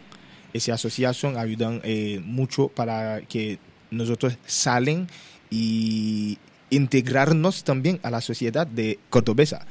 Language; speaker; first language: Spanish; non-native, learner; Haitian Creole